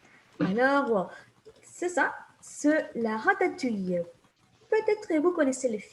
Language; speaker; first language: French; non-native, fluent; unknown